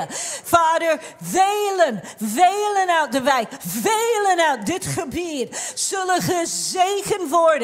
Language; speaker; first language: Dutch; non-native, fluent; English